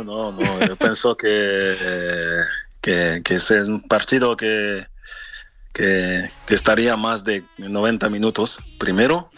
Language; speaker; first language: Spanish; non-native, fluent; French